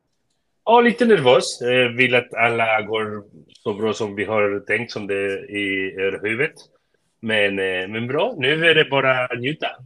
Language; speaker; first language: Swedish; early bilingual, heritage; Spanish